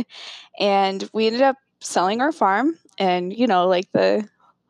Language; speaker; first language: English; native; English